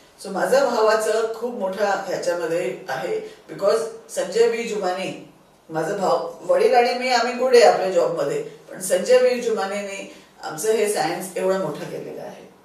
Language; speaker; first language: Marathi; non-native, local second language; Sindhi